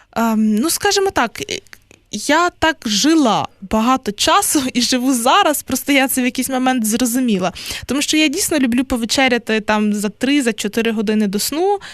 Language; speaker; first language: Ukrainian; native; Ukrainian